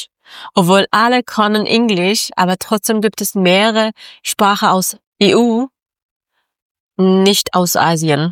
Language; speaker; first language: German; non-native, learner; Persian